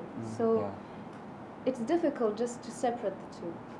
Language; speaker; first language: English; non-native, fluent; French